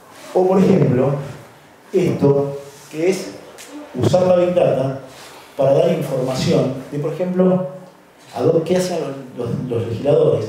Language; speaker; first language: Spanish; native; Spanish